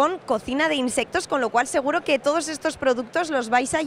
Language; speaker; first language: Spanish; native; Spanish